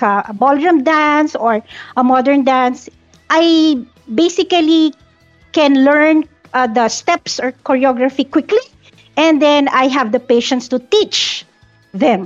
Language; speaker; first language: English; non-native, local second language; Filipino